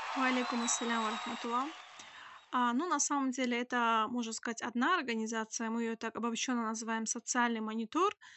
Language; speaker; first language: Russian; native; Russian